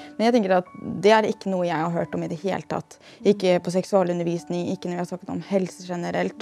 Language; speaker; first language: Norwegian; native; Norwegian